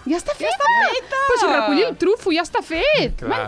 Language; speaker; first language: Catalan; native; Catalan